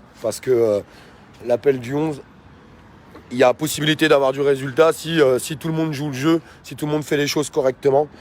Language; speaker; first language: French; native; French